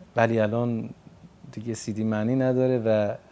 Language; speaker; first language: Persian; non-native, local second language; Kurdish